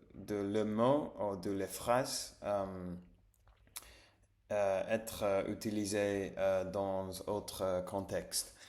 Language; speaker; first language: French; non-native, learner; English